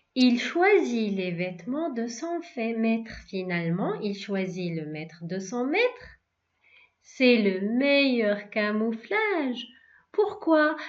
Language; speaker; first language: French; non-native, local second language; Arabic